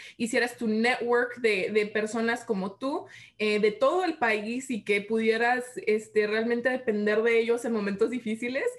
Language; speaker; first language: Spanish; early bilingual, heritage; Spanish